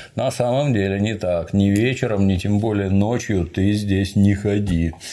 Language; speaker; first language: Russian; native; Russian